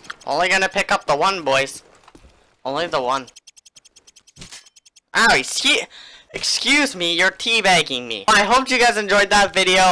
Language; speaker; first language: English; native; English